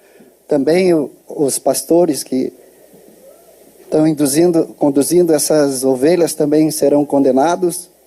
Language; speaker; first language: Portuguese; native; Portuguese